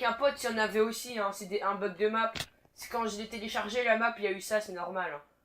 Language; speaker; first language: French; native; French